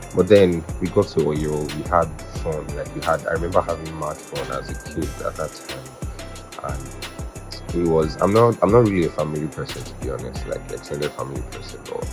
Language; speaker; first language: English; non-native, local second language; Yoruba